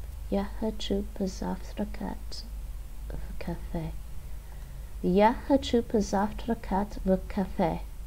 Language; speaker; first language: Russian; non-native, learner; English